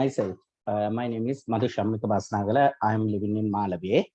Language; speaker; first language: English; non-native, learner; Sinhala